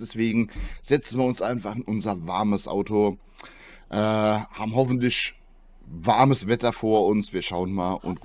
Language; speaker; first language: German; native; German